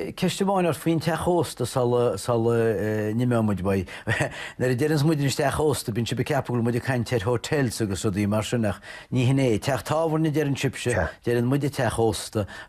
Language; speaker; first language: Irish; native; Irish